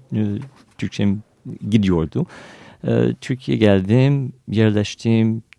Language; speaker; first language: Turkish; non-native, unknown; English